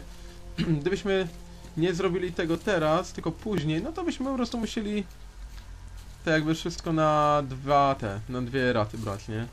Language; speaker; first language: Polish; native; Polish